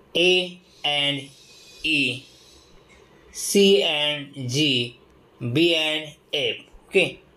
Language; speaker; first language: English; non-native, local second language; Marathi